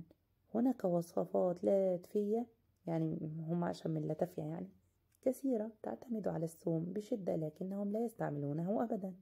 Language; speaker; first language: Arabic; native; Arabic